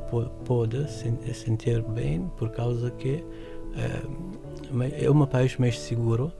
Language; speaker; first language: Portuguese; non-native, fluent; Arabic